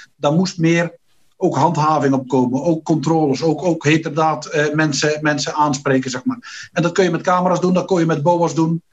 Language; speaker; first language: Dutch; native; Dutch